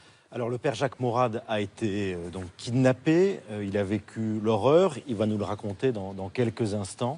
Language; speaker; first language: French; native; French